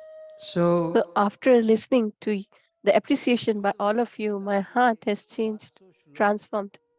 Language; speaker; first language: English; non-native, local second language; Hindi